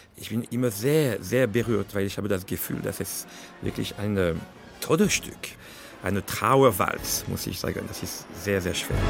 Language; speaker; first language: German; non-native, fluent; French